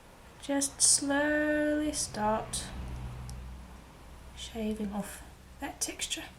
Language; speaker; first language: English; native; English